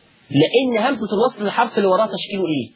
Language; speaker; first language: Arabic; native; Arabic